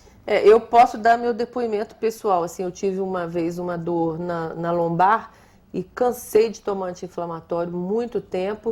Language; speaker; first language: Portuguese; native; Portuguese